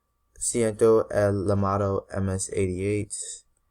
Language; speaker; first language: Spanish; non-native, learner; English